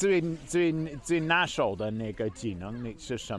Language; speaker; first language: Chinese; non-native, learner; English